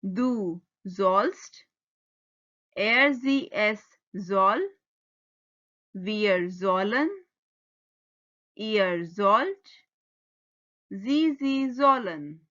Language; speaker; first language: German; non-native, fluent; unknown